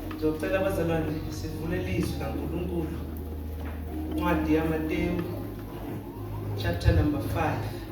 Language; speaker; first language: Zulu; native; Zulu